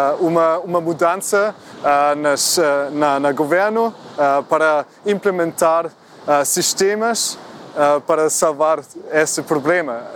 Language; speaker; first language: Portuguese; non-native, fluent; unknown